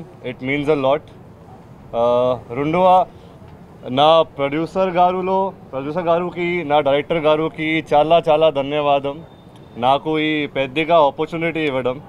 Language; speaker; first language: Telugu; non-native, learner; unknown